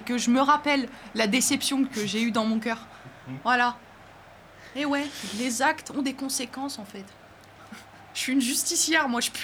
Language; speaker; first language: French; native; French